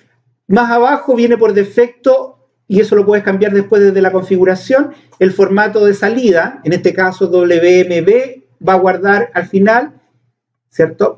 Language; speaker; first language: Spanish; native; Spanish